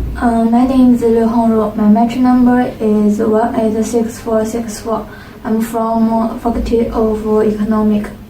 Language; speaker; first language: English; non-native, learner; Chinese